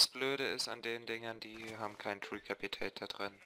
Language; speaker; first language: German; native; German